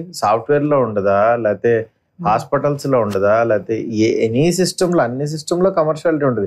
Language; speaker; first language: Telugu; native; Telugu